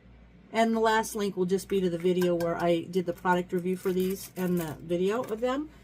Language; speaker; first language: English; native; English